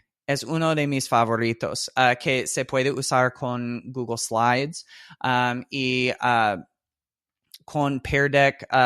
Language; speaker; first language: Spanish; non-native, fluent; English